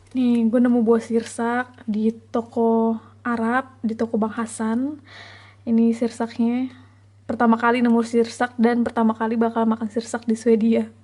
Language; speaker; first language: Indonesian; native; Indonesian